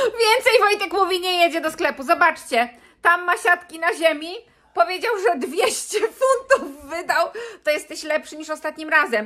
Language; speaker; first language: Polish; native; Polish